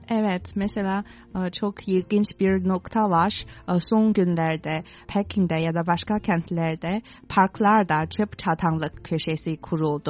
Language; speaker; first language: Turkish; non-native, fluent; Chinese